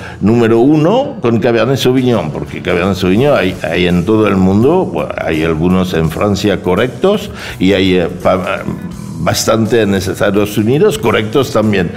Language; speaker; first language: Spanish; non-native, fluent; French